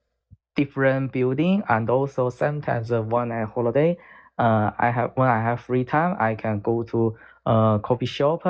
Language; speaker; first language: English; non-native, learner; Korean